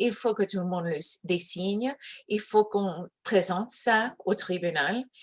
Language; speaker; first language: French; early bilingual, heritage; English